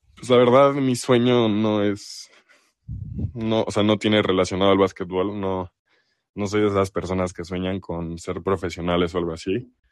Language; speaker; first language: Spanish; native; Spanish